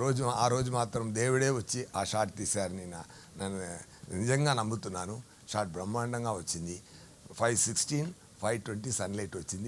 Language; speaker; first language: Telugu; non-native, fluent; Tamil